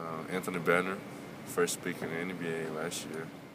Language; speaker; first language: English; non-native, fluent; Portuguese